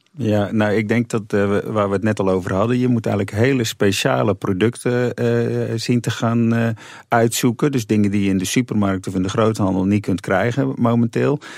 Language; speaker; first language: Dutch; native; Dutch